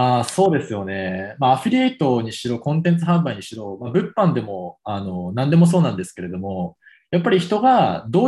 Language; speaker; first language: Japanese; native; Japanese